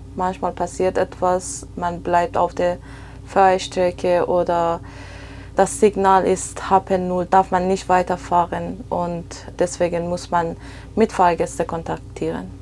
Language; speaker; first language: German; non-native, fluent; Persian